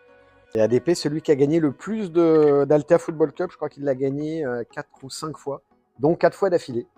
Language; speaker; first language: French; native; French